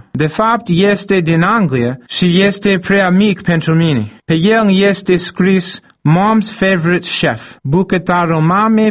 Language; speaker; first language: Romanian; non-native, fluent; English